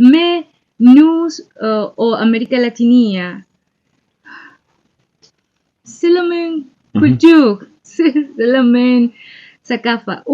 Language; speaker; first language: French; non-native, learner; Spanish